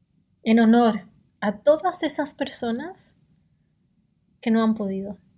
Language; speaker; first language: Spanish; native; Spanish